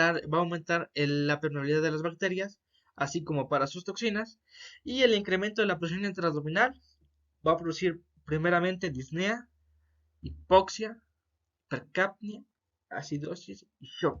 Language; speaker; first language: Spanish; native; Spanish